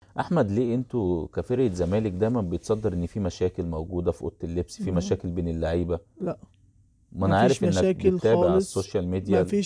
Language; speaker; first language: Arabic; native; Arabic